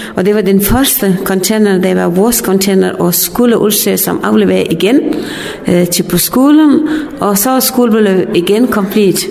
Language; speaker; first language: Danish; non-native, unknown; Pashto